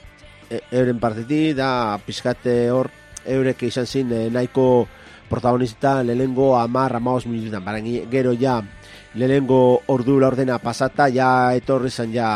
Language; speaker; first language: Basque; native; Basque